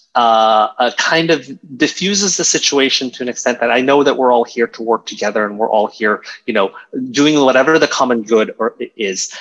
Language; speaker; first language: English; native; English